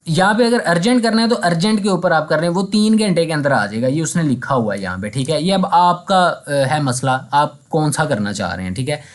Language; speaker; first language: Urdu; non-native, local second language; Punjabi